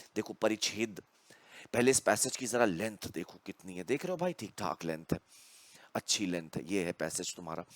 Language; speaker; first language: Hindi; native; Hindi